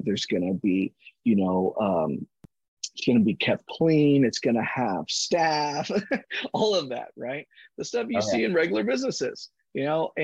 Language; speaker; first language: English; native; English